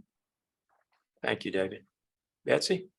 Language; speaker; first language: English; native; English